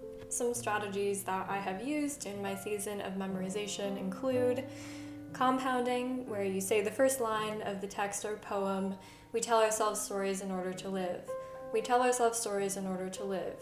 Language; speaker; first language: English; native; English